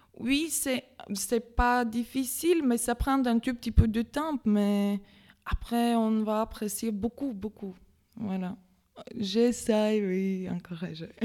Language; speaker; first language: French; non-native, learner; Latvian